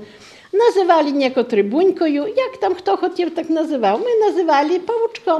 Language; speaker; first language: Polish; non-native, local second language; Ukrainian